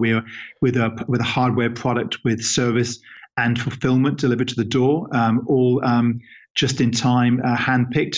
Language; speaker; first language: English; native; English